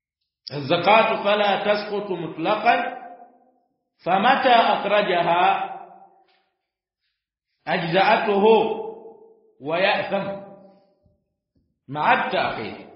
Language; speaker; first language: Arabic; non-native, fluent; Swahili